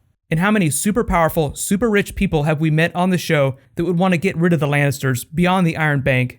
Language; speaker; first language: English; native; English